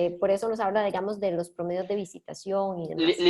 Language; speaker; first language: Spanish; native; Spanish